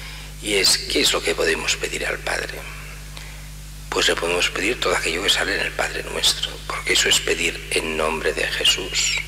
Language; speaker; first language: Spanish; native; Spanish